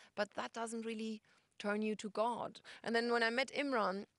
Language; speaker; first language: English; non-native, fluent; German